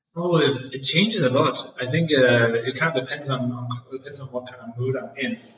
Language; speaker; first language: English; non-native, fluent; Danish